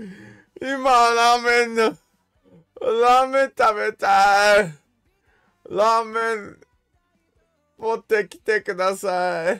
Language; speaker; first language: Japanese; non-native, learner; English